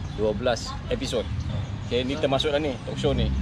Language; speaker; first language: Malay; native; Malay